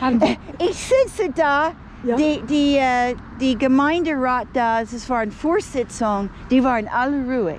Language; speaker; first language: German; non-native, fluent; English